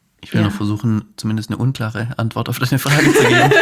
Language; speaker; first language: German; native; German